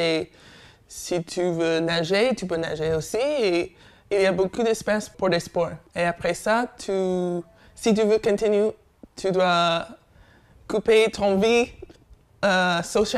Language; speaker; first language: French; non-native, fluent; English